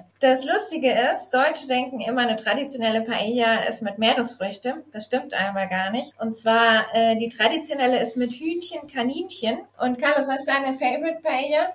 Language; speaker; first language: German; native; German